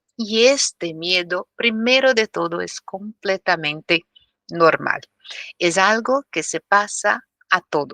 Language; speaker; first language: Spanish; non-native, fluent; Portuguese